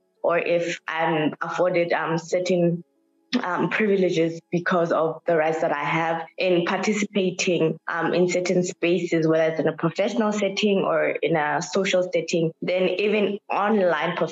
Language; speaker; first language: English; non-native, local second language; Southern Sotho